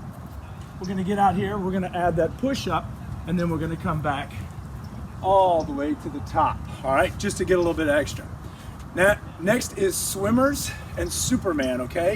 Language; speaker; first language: English; native; English